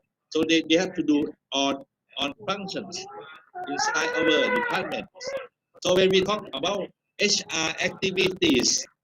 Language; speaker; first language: English; non-native, fluent; Thai